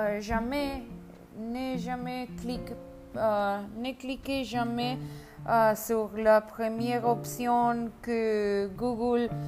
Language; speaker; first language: French; non-native, learner; Spanish